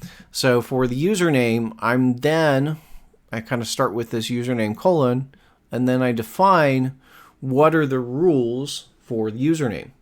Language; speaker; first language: English; native; English